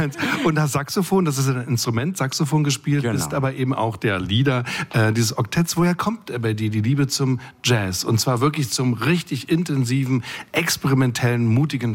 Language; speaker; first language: German; native; German